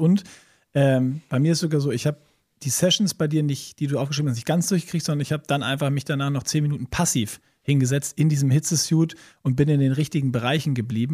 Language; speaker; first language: German; native; German